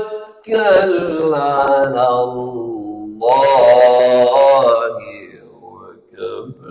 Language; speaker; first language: Arabic; native; Arabic